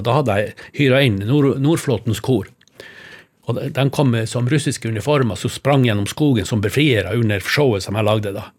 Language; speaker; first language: Norwegian; native; Norwegian